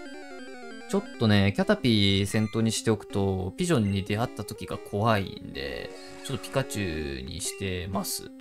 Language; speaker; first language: Japanese; native; Japanese